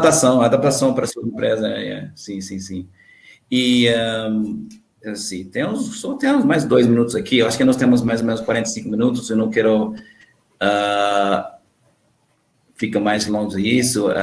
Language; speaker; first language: Portuguese; non-native, learner; English